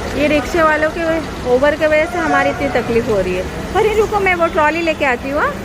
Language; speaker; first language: Hindi; native; Hindi